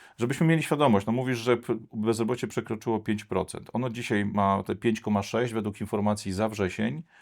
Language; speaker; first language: Polish; native; Polish